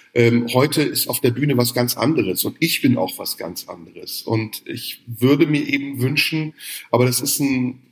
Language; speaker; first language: German; early bilingual, other home language; Turkish